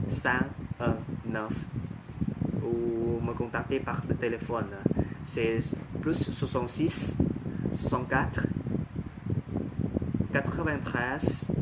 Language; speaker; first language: French; non-native, learner; Thai